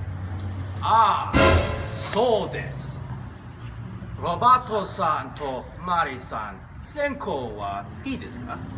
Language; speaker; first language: Japanese; non-native, learner; English